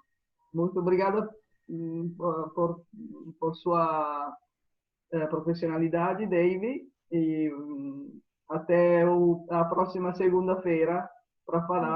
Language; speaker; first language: Portuguese; non-native, fluent; Italian